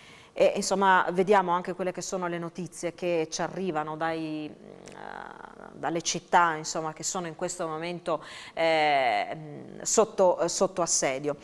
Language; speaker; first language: Italian; native; Italian